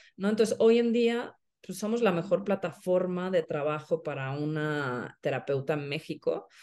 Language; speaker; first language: Spanish; non-native, fluent; Swedish